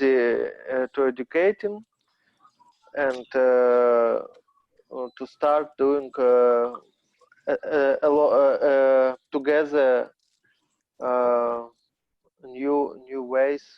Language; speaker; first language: English; non-native, learner; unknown